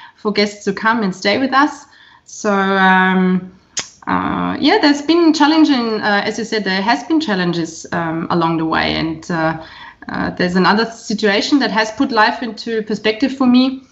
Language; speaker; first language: English; non-native, fluent; German